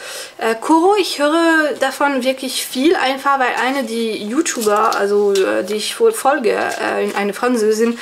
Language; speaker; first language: German; non-native, fluent; French